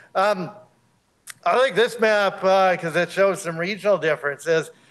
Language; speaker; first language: English; native; English